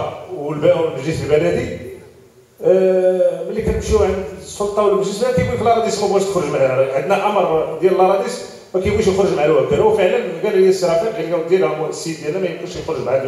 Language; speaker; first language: Arabic; native; Arabic